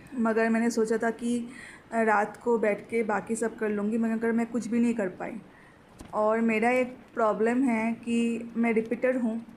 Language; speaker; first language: Hindi; non-native, local second language; Bangla